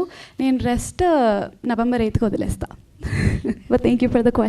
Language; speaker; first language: Telugu; early bilingual, heritage; Telugu